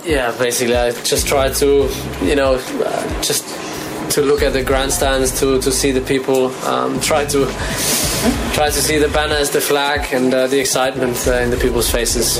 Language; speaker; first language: English; non-native, fluent; German